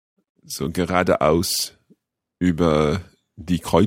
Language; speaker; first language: German; non-native, learner; English